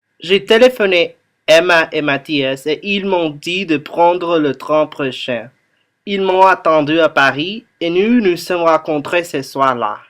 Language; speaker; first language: French; non-native, learner; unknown